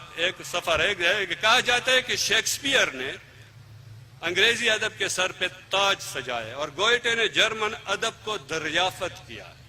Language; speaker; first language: Urdu; non-native, local second language; Pashto